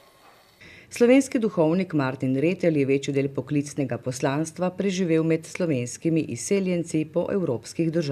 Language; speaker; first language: Slovenian; native; Slovenian